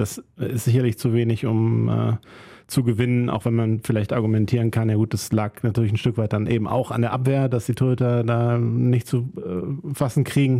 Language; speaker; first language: German; native; German